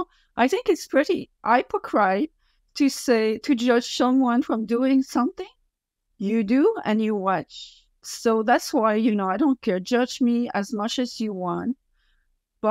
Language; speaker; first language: English; non-native, fluent; French